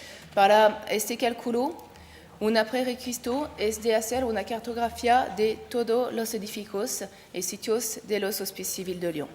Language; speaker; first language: Spanish; non-native, learner; French